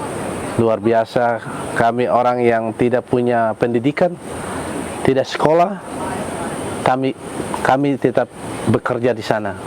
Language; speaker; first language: Indonesian; non-native, local second language; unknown